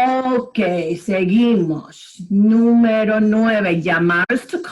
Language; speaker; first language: Spanish; non-native, fluent; English